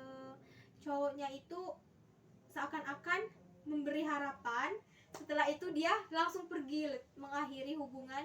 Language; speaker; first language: Indonesian; native; Indonesian